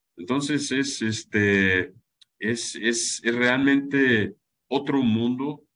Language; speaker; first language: Spanish; non-native, fluent; German